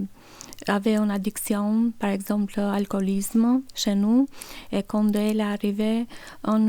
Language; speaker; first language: French; non-native, learner; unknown